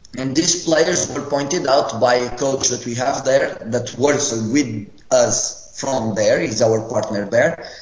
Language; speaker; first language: English; non-native, fluent; Portuguese